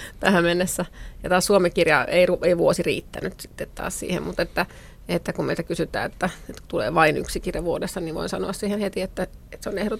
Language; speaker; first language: Finnish; native; Finnish